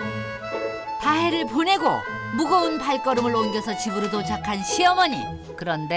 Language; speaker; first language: Korean; native; Korean